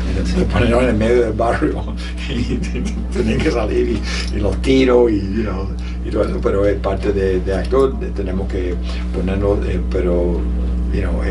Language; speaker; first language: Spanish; early bilingual, heritage; Spanish